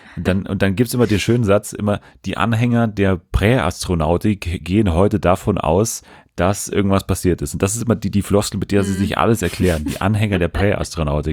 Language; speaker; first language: German; native; German